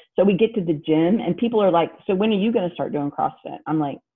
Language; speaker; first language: English; native; English